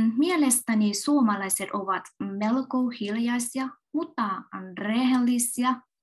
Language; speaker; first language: Finnish; non-native, learner; Vietnamese